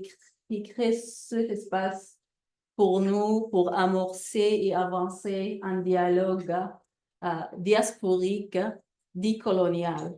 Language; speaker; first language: French; non-native, fluent; Arabic